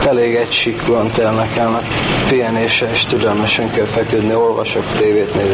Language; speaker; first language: Hungarian; native; Hungarian